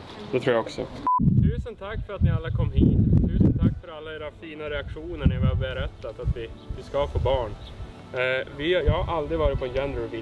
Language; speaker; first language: Swedish; native; Swedish